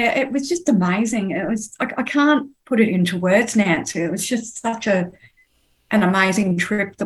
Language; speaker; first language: English; native; English